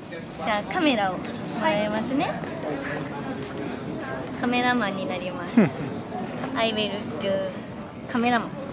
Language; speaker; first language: Japanese; native; Japanese